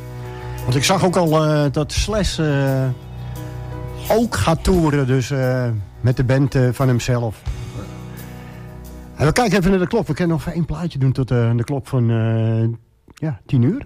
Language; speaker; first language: Dutch; native; Dutch